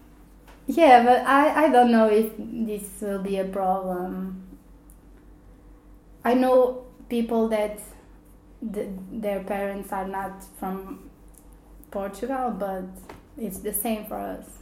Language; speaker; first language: English; non-native, fluent; Portuguese